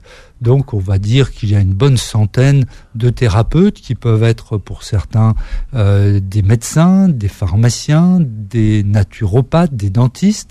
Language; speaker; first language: French; native; French